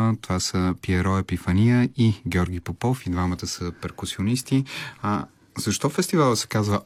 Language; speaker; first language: Bulgarian; native; Bulgarian